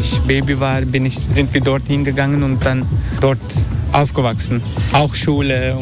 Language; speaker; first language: German; non-native, learner; Turkish